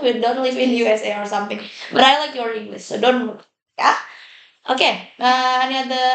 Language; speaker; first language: English; non-native, fluent; Indonesian